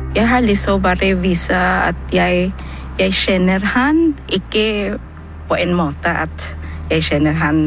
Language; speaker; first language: Norwegian; non-native, learner; Filipino